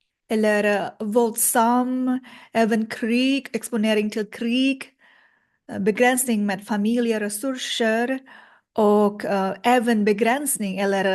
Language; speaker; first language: Swedish; non-native, learner; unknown